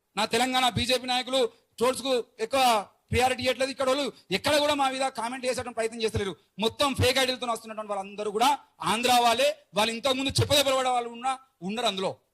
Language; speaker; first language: Telugu; native; Telugu